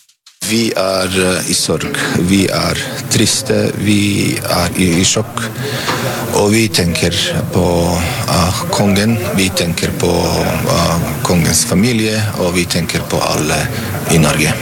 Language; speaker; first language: Norwegian; non-native, fluent; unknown